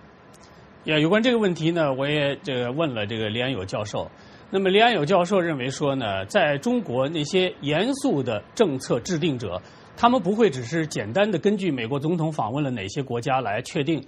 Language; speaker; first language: Chinese; native; Chinese